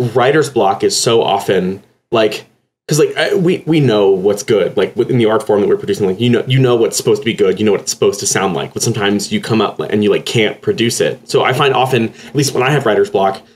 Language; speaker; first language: English; native; English